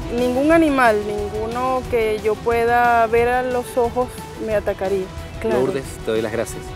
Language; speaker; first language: Spanish; native; Spanish